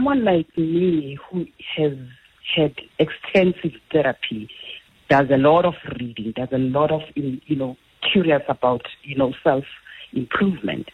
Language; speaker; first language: English; non-native, local second language; Zulu